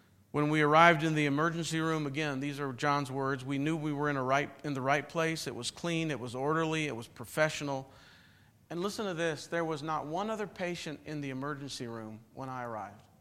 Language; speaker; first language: English; native; English